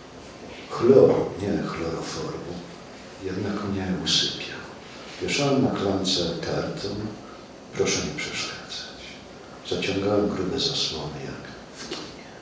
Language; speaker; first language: Polish; native; Polish